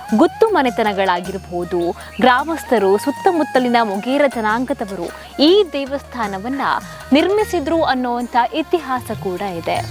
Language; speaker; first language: Kannada; native; Kannada